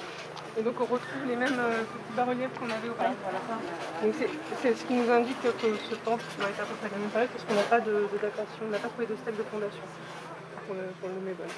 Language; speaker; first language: French; native; French